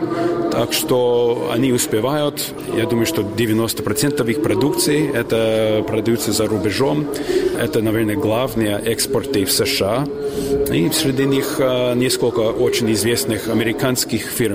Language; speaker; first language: Russian; non-native, fluent; English